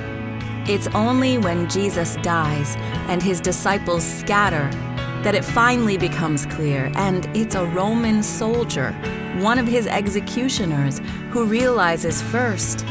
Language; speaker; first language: English; native; English